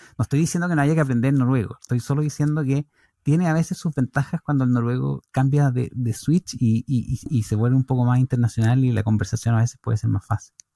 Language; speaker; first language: Spanish; native; Spanish